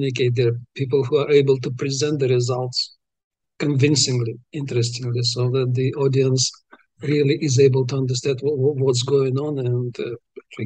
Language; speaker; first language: English; non-native, fluent; Russian